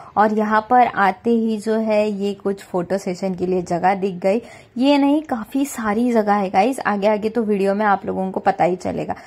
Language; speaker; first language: Hindi; non-native, local second language; Marathi